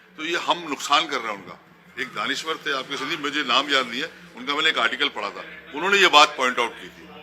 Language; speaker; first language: Urdu; native; Urdu